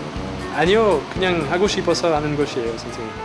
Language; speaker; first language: Korean; non-native, fluent; French